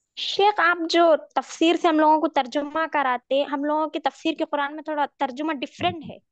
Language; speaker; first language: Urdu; native; Urdu